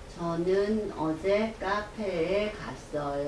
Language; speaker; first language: Korean; non-native, learner; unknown